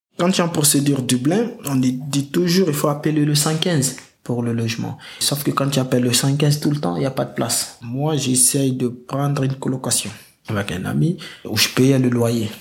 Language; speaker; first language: French; non-native, local second language; Fula